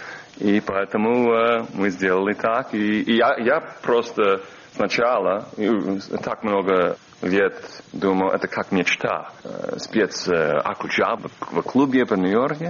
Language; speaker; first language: Russian; non-native, learner; English